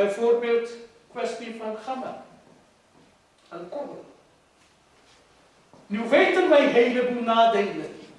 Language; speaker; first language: Dutch; non-native, fluent; Urdu